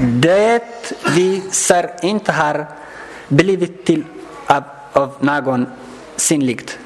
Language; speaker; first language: Swedish; non-native, learner; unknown